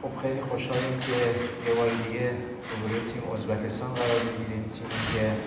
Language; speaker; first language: Persian; native; Persian